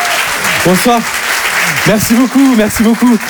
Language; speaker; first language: French; native; French